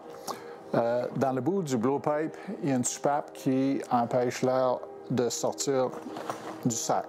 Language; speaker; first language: French; non-native, local second language; English